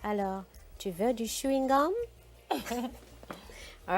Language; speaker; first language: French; non-native, fluent; English